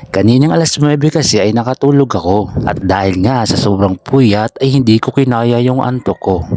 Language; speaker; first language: Filipino; non-native, local second language; Bikol